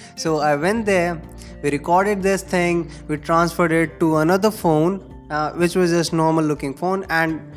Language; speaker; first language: English; non-native, local second language; Hindi